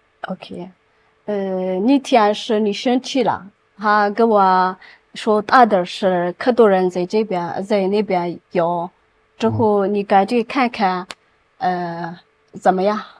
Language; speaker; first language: Chinese; non-native, learner; Amharic